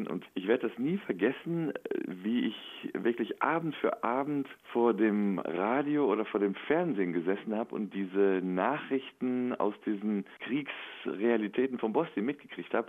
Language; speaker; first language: German; native; German